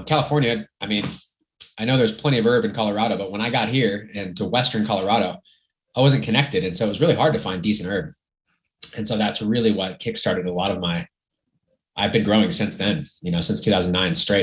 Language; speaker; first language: English; native; English